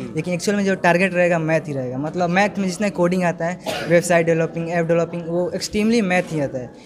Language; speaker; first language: Hindi; native; Hindi